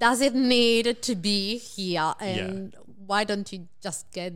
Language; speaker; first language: English; non-native, fluent; Italian